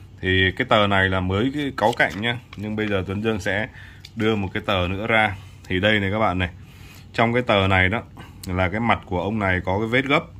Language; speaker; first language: Vietnamese; native; Vietnamese